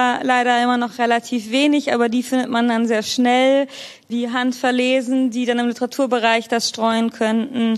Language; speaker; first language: German; native; German